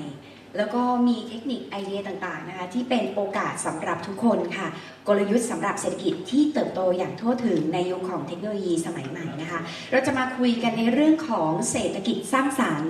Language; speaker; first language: Thai; native; Thai